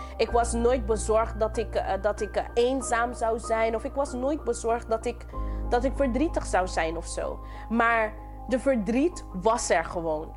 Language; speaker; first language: Dutch; non-native, local second language; English